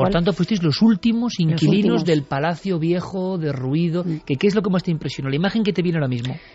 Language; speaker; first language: Spanish; native; Spanish